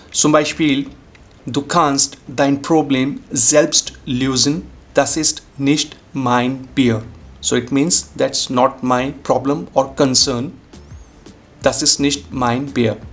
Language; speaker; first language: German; non-native, fluent; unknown